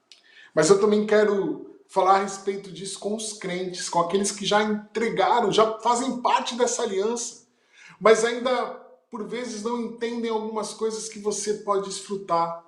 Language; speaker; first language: Portuguese; native; Portuguese